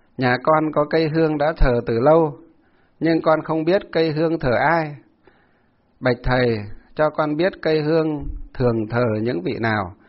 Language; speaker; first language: Vietnamese; non-native, local second language; Muong